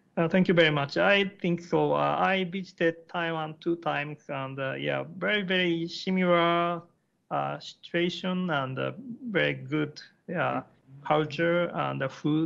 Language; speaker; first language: English; non-native, learner; Japanese